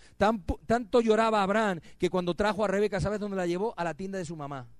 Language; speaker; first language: Spanish; native; Spanish